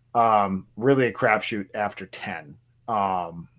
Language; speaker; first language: English; native; English